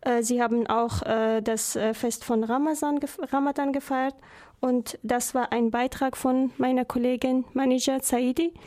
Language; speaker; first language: German; non-native, learner; Persian